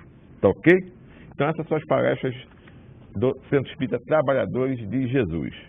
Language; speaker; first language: Portuguese; native; Portuguese